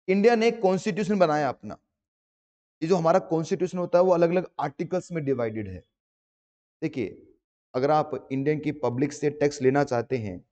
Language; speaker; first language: Hindi; native; Hindi